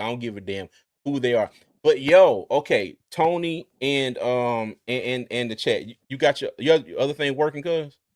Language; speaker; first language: English; native; English